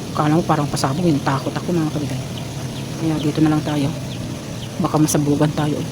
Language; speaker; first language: Filipino; non-native, local second language; Iloko